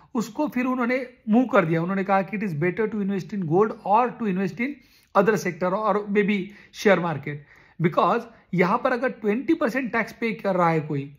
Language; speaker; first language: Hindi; non-native, local second language; Marathi